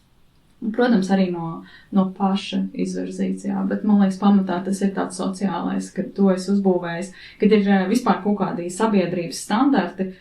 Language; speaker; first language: Latvian; native; Latvian